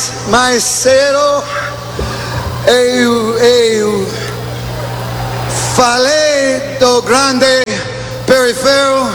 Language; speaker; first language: Portuguese; non-native, learner; English